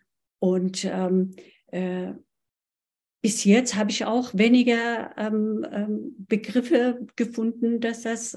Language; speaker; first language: German; non-native, fluent; Persian